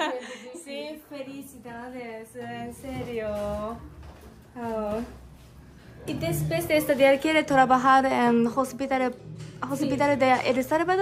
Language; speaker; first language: Spanish; non-native, learner; Japanese